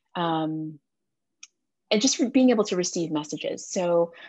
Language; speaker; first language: English; native; English